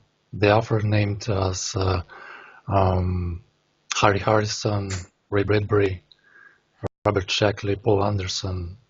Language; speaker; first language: English; non-native, learner; Russian